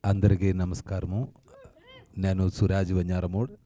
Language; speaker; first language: Telugu; non-native, learner; Malayalam